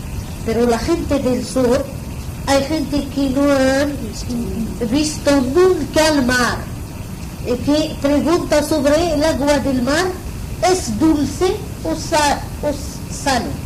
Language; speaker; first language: Spanish; non-native, learner; Arabic